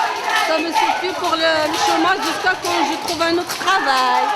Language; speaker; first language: French; non-native, learner; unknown